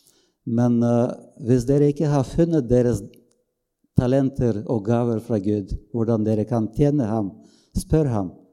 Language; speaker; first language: Norwegian; non-native, fluent; Bulgarian